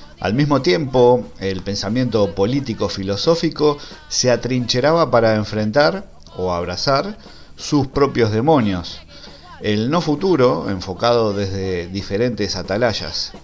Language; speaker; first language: Spanish; native; Spanish